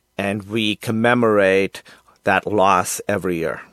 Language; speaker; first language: English; non-native, local second language; Urdu